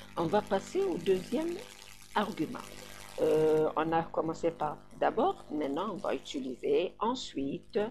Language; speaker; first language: French; non-native, local second language; Arabic